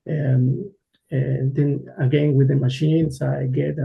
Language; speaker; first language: English; non-native, learner; Spanish